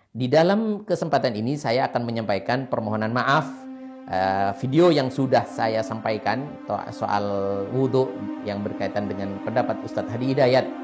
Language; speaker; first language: Indonesian; non-native, local second language; Madurese